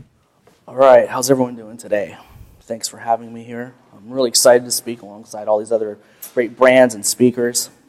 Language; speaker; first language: English; native; English